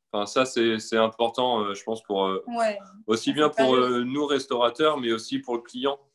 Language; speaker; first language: French; native; French